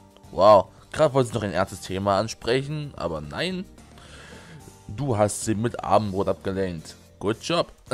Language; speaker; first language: German; native; German